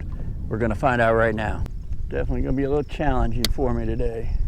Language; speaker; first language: English; native; English